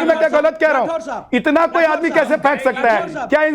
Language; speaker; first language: Hindi; native; Hindi